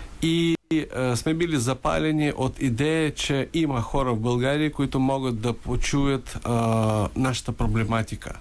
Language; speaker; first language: Bulgarian; early bilingual, heritage; Bulgarian